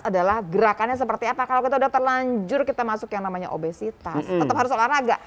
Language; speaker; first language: Indonesian; native; Indonesian